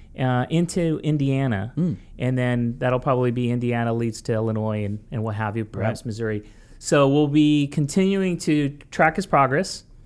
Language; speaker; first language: English; early bilingual, other home language; Spanish